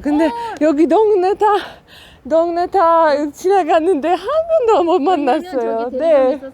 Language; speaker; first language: Korean; non-native, learner; Polish